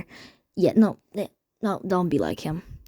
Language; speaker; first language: English; native; English